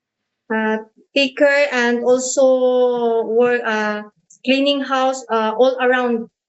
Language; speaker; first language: English; non-native, learner; Cebuano